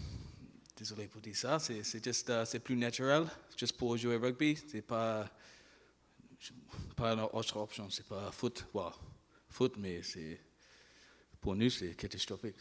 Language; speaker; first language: French; non-native, learner; English